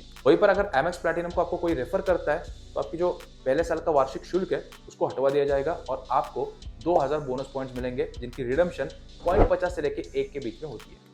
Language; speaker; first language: Hindi; native; Hindi